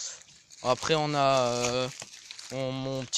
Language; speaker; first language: French; native; French